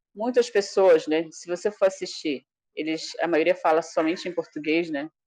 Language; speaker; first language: Portuguese; non-native, local second language; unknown